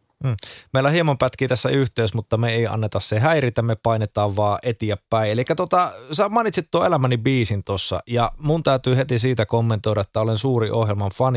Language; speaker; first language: Finnish; native; Finnish